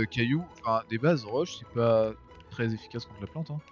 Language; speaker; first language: French; native; French